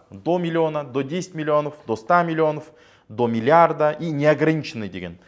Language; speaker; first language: Russian; non-native, local second language; Kazakh